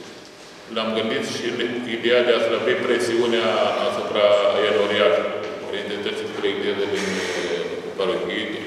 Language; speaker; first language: Romanian; native; Romanian